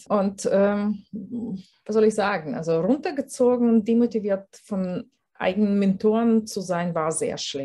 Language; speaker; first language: German; non-native, fluent; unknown